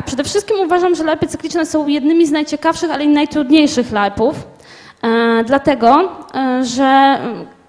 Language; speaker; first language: Polish; native; Polish